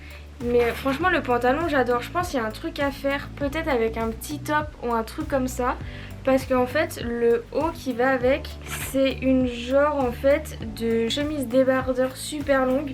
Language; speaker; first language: French; native; French